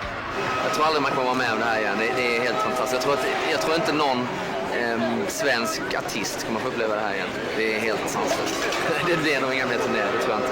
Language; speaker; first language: Swedish; native; Swedish